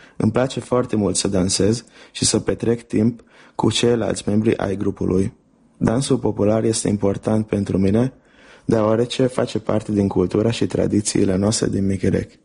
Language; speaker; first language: Romanian; early bilingual, heritage; Romanian